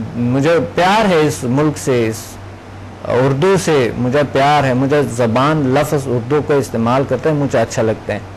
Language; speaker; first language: Urdu; non-native, local second language; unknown